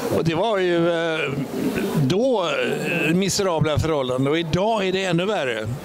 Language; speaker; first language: Swedish; native; Swedish